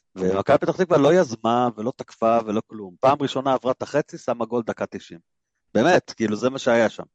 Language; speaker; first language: Hebrew; native; Hebrew